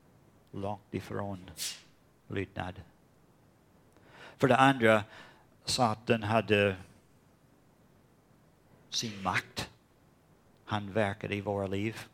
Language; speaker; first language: Swedish; non-native, fluent; English